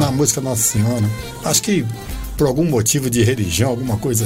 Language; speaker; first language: Portuguese; native; Portuguese